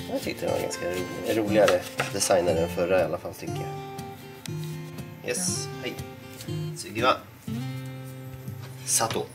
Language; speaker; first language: Swedish; non-native, fluent; Japanese